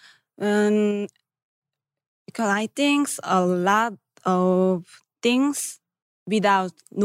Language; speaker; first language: English; non-native, learner; Korean